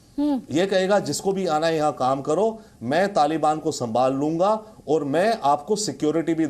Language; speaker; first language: Hindi; native; Hindi